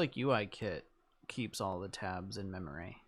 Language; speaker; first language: English; native; English